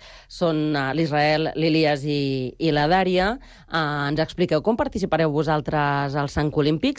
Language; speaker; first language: Catalan; native; Catalan